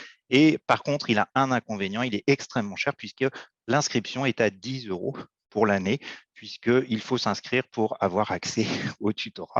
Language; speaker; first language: French; native; French